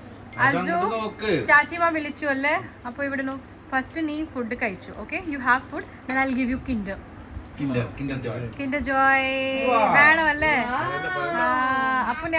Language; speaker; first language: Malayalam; non-native, learner; Hindi